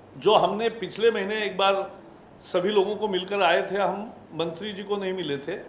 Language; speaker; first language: Hindi; non-native, local second language; Marathi